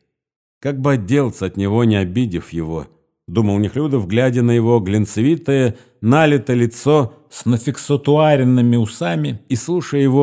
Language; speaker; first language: Russian; native; Russian